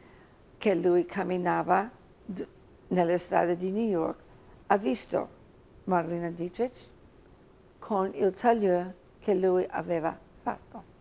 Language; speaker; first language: Italian; early bilingual, heritage; English